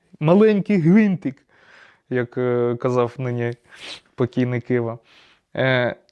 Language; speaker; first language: Ukrainian; non-native, local second language; Russian